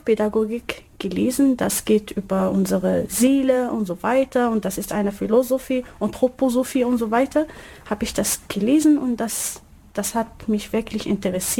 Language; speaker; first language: German; non-native, learner; Arabic